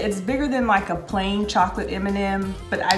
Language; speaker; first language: English; native; English